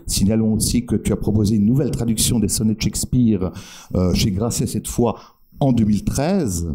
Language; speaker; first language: French; native; French